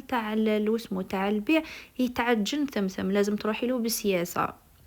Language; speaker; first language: Arabic; native; Arabic